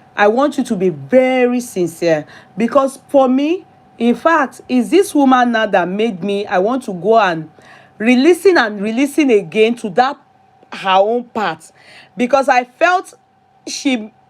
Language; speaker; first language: English; non-native, local second language; Yoruba